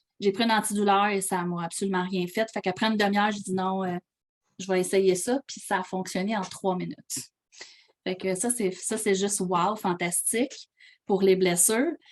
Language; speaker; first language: French; native; French